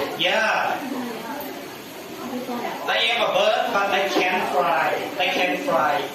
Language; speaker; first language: English; non-native, learner; Thai